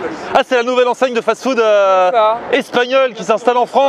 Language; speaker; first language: French; native; French